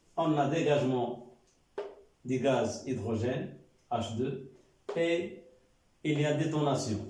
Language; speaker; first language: French; non-native, local second language; Arabic